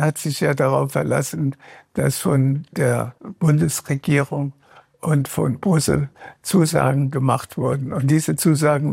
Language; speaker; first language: German; native; German